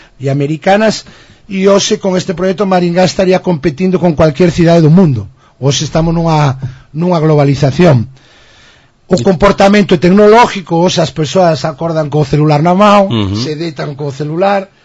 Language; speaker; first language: Portuguese; non-native, fluent; Spanish